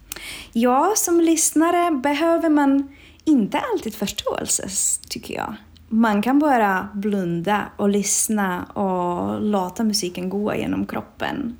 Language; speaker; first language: Swedish; non-native, fluent; Czech